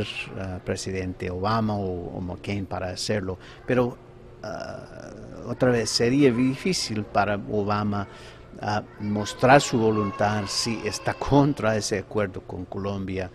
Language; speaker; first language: Spanish; non-native, fluent; English